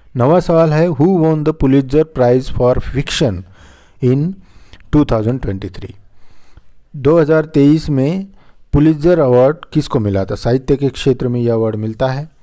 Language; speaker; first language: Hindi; non-native, local second language; Marathi